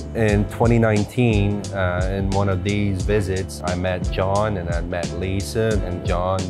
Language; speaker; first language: English; non-native, fluent; Portuguese